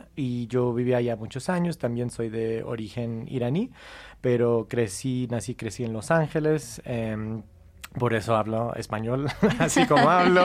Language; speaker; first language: Spanish; non-native, fluent; English